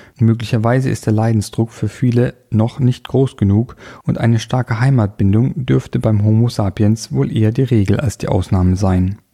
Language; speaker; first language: German; native; German